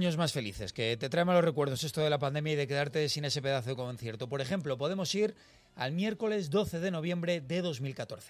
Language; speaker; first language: Spanish; native; Spanish